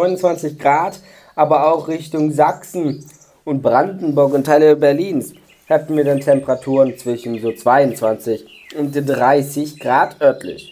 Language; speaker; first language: German; native; German